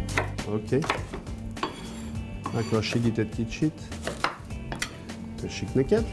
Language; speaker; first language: Hungarian; non-native, learner; French